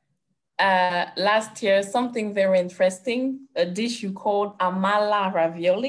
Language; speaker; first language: English; non-native, local second language; French